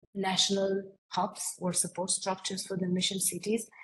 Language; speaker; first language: English; non-native, fluent; Romanian